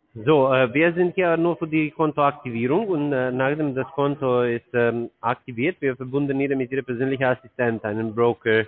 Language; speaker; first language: German; non-native, learner; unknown